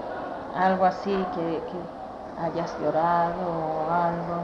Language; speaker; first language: Spanish; native; Spanish